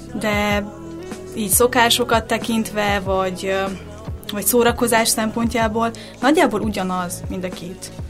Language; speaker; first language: Hungarian; native; Hungarian